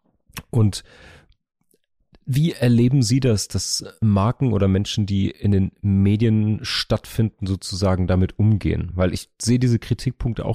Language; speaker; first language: German; native; German